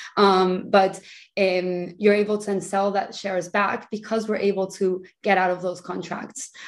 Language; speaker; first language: English; early bilingual, other home language; Spanish